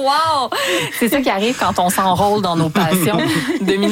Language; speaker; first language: French; native; French